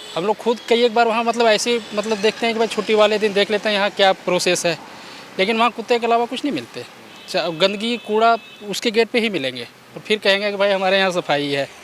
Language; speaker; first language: Hindi; native; Hindi